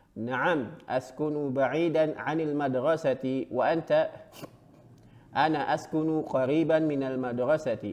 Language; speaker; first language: Arabic; non-native, fluent; Indonesian